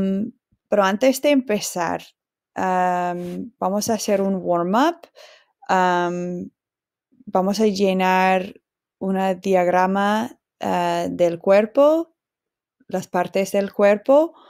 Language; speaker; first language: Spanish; non-native, fluent; English